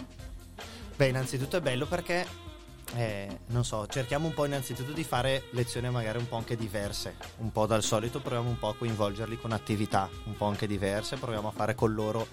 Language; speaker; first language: Italian; native; Italian